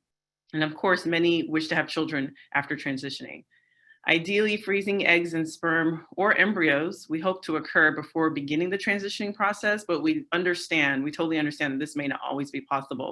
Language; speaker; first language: English; native; English